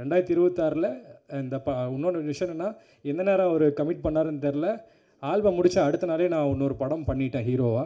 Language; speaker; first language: Tamil; native; Tamil